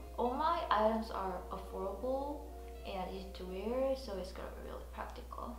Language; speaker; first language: English; non-native, fluent; Korean